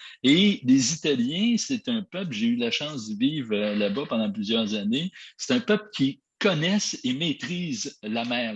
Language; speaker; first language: French; native; French